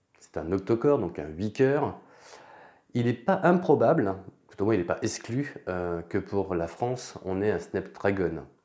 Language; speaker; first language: French; native; French